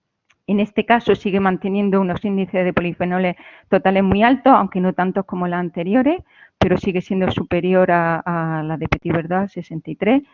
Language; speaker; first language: Spanish; native; Spanish